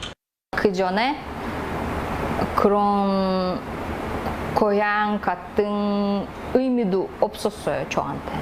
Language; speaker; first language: Korean; early bilingual, heritage; Korean